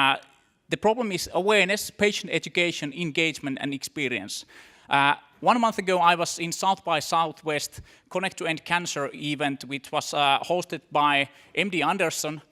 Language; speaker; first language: English; non-native, fluent; Finnish